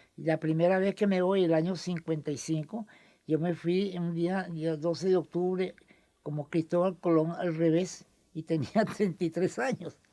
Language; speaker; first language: Spanish; native; Spanish